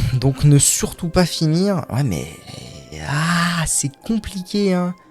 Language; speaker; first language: French; native; French